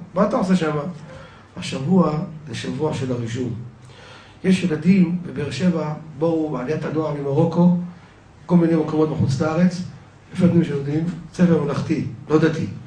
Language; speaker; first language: Hebrew; native; Hebrew